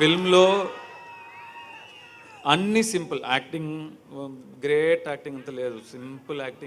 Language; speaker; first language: Telugu; non-native, learner; Tamil